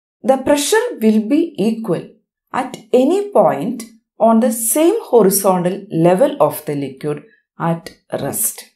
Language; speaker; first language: English; non-native, local second language; Malayalam